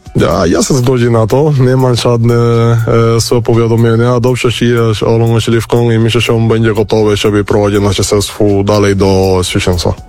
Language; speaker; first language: Polish; non-native, learner; Spanish